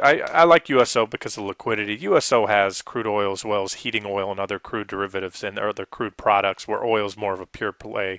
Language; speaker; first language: English; native; English